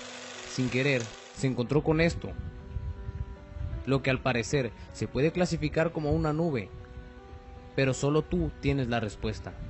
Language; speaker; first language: Spanish; native; Spanish